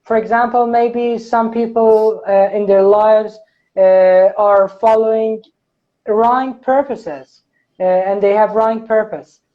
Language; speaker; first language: English; non-native, fluent; Persian